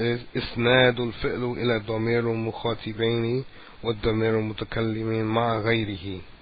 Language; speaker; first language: Arabic; non-native, fluent; English